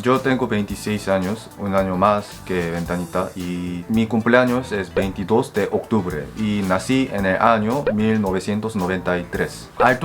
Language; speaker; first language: Spanish; non-native, fluent; Korean